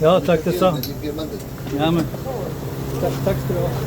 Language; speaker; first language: Swedish; non-native, fluent; English